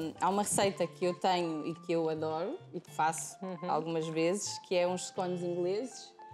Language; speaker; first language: Portuguese; native; Portuguese